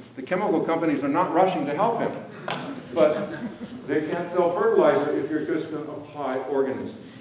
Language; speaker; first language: English; native; English